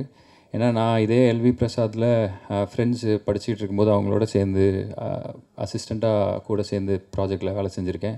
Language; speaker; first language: Tamil; native; Tamil